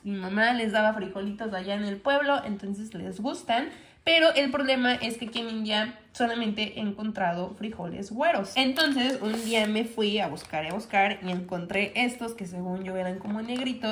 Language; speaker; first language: Spanish; native; Spanish